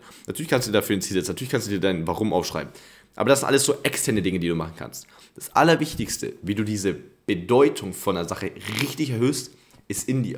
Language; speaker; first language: German; native; German